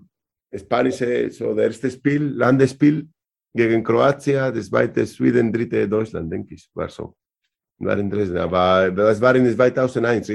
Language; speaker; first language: German; non-native, learner; Spanish